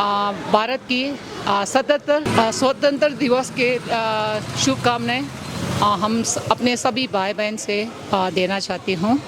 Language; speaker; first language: Hindi; non-native, local second language; Tibetan